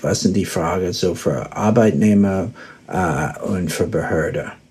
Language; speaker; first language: German; early bilingual, heritage; German